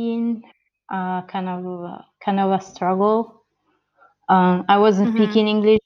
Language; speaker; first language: English; non-native, fluent; Italian